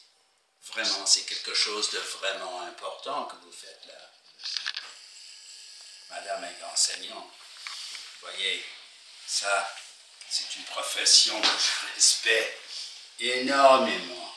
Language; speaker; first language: French; non-native, fluent; English